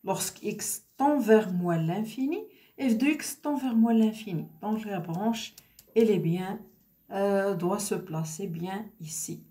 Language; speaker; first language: French; non-native, local second language; Arabic